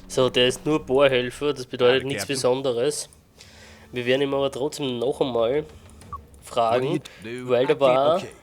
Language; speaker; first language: German; native; German